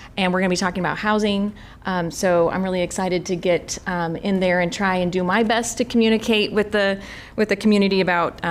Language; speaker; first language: English; native; English